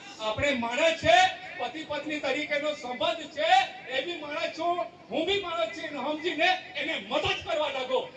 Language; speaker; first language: Gujarati; non-native, local second language; Vasavi